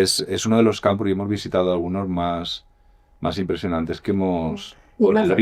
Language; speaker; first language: Spanish; native; Spanish